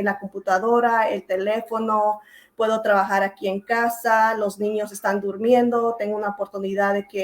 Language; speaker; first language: Spanish; early bilingual, heritage; Spanish